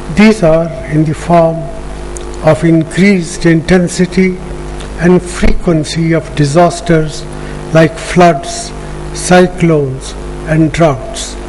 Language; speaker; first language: English; non-native, local second language; Punjabi